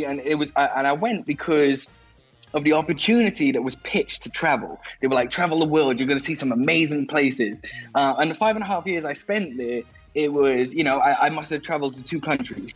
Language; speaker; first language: English; native; English